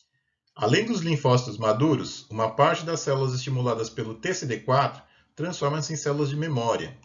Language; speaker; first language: Portuguese; native; Portuguese